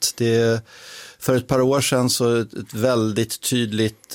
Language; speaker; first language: Swedish; native; Swedish